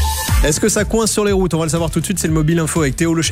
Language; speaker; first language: French; native; French